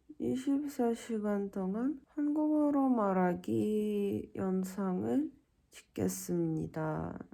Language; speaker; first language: Korean; non-native, fluent; Russian